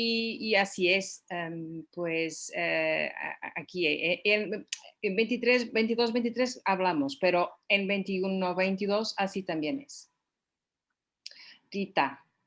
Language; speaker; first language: Spanish; non-native, fluent; Portuguese